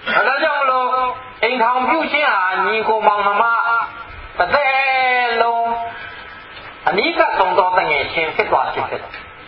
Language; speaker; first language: Burmese; non-native, local second language; Hakha Chin